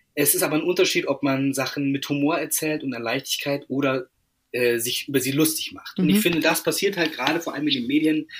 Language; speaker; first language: German; native; German